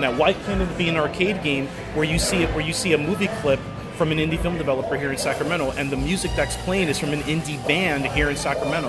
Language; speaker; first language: English; native; English